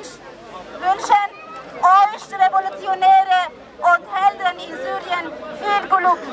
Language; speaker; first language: German; non-native, learner; Persian